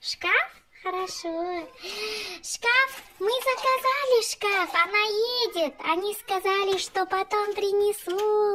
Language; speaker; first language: Russian; non-native, local second language; Kazakh